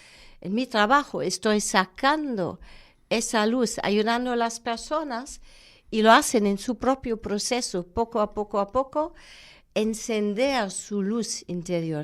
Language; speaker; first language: Spanish; non-native, fluent; German